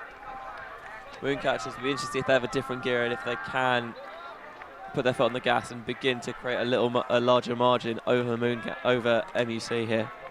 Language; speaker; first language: English; native; English